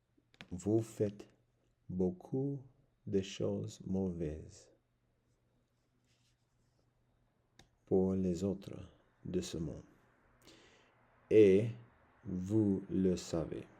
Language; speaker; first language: French; non-native, learner; English